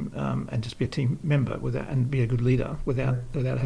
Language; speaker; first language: English; native; English